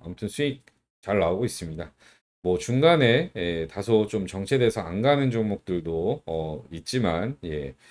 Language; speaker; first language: Korean; native; Korean